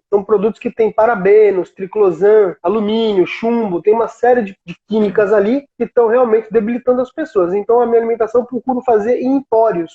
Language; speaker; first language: Portuguese; native; Portuguese